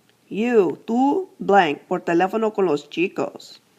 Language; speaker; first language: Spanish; non-native, fluent; English